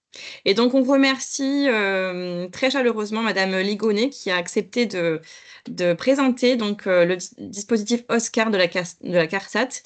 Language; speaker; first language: French; native; French